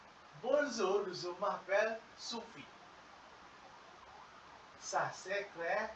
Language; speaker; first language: French; non-native, learner; Malay